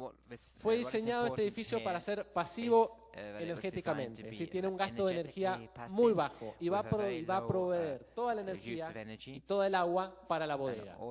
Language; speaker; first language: Spanish; native; Spanish